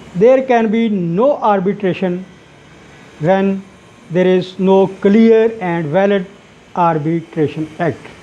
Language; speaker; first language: English; non-native, local second language; Urdu